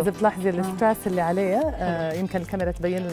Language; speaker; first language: Arabic; native; Arabic